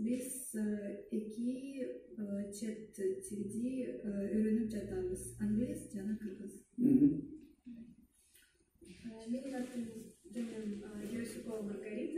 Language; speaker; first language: Kyrgyz; non-native, learner; Russian